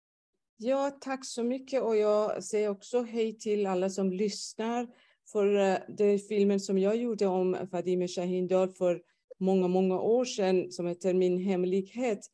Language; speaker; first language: Swedish; non-native, fluent; Persian